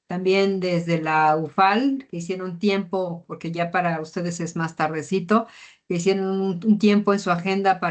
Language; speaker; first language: Spanish; native; Spanish